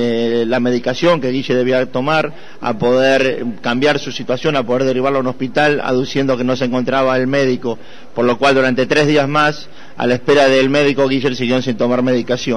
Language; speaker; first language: Spanish; native; Spanish